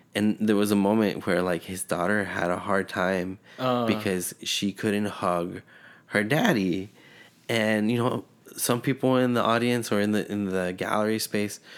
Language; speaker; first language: English; early bilingual, other home language; Spanish